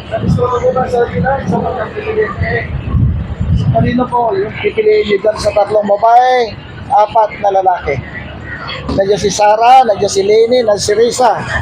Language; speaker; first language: Filipino; native; Filipino